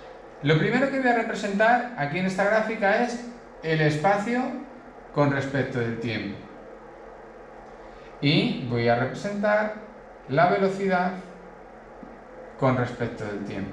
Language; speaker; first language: Spanish; native; Spanish